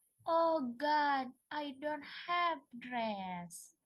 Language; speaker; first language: English; non-native, learner; Indonesian